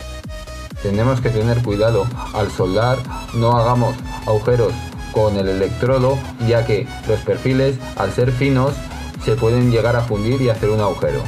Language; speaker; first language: Spanish; native; Spanish